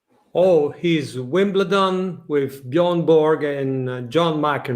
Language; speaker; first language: English; non-native, learner; French